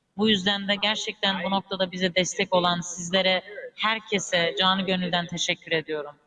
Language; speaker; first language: Turkish; early bilingual, heritage; Turkish